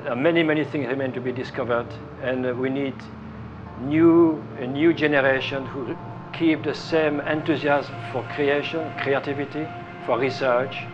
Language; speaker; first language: English; non-native, fluent; French